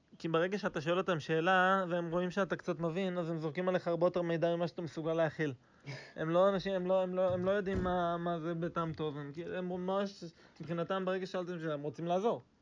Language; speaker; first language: Hebrew; native; Hebrew